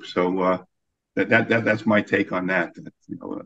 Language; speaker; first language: English; native; English